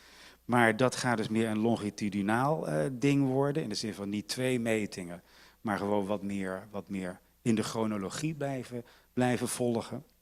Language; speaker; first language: Dutch; native; Dutch